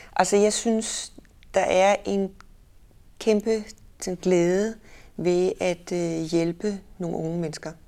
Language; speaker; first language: Danish; native; Danish